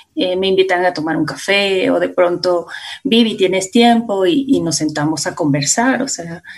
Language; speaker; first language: Spanish; native; Spanish